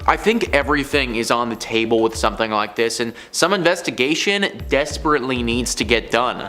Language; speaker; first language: English; native; English